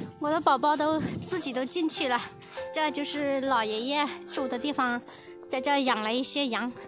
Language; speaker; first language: Chinese; non-native, fluent; Vietnamese